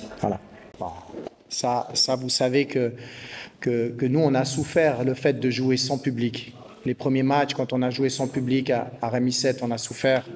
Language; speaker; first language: French; native; French